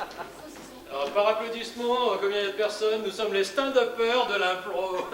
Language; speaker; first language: French; native; French